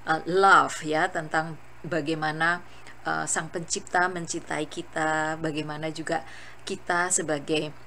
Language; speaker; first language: Indonesian; native; Indonesian